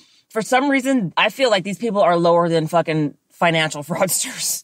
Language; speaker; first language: English; native; English